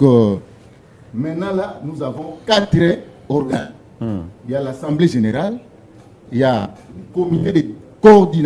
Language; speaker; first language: French; non-native, local second language; Lingala